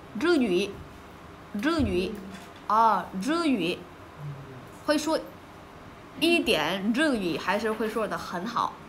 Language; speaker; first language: Chinese; non-native, fluent; Vietnamese